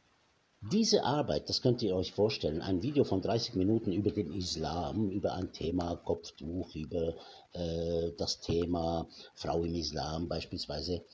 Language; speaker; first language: German; non-native, fluent; Arabic